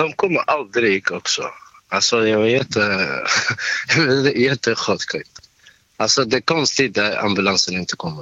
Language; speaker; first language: Swedish; non-native, learner; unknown